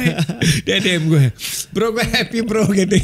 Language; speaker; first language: Indonesian; native; Indonesian